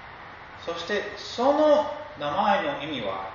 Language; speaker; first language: Japanese; non-native, fluent; English